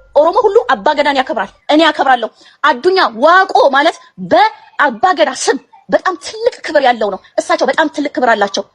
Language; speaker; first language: Amharic; non-native, local second language; Oromo